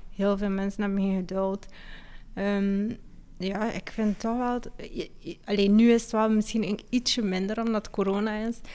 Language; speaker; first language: Dutch; early bilingual, other home language; Amharic